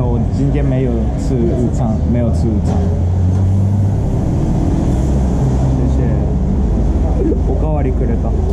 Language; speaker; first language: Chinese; non-native, learner; Japanese